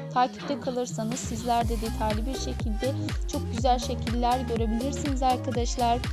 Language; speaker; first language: Turkish; native; Turkish